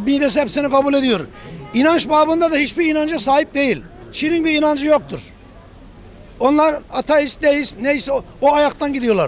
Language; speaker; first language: Turkish; native; Turkish